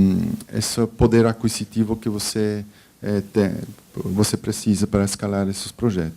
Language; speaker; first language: Portuguese; non-native, fluent; Spanish